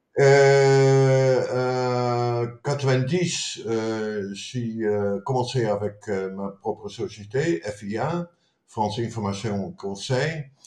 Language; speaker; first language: French; non-native, fluent; Dutch